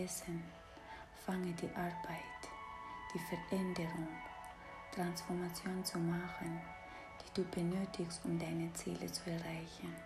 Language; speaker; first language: German; non-native, fluent; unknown